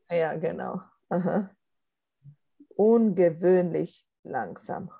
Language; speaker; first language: German; non-native, fluent; Romanian